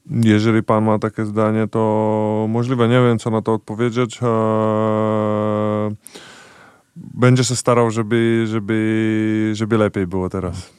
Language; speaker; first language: Polish; non-native, fluent; Czech